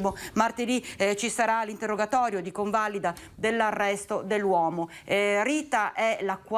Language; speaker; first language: Italian; native; Italian